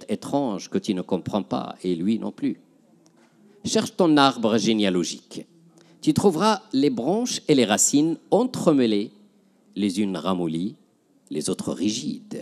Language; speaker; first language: French; non-native, local second language; Arabic